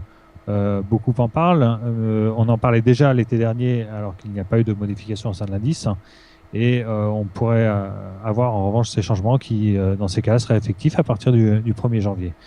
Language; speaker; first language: French; native; French